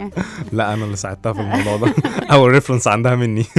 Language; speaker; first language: Arabic; native; Arabic